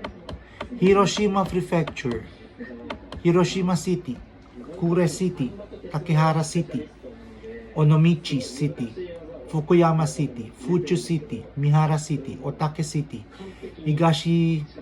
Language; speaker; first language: English; non-native, local second language; Filipino